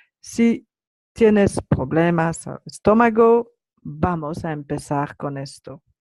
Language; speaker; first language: Spanish; non-native, learner; French